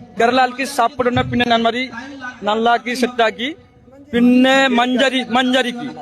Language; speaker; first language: Malayalam; non-native, learner; Bangla